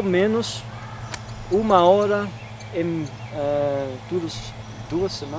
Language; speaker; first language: Portuguese; non-native, learner; Dutch